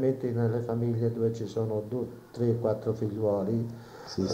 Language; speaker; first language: Italian; native; Italian